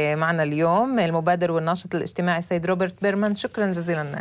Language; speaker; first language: Arabic; native; Arabic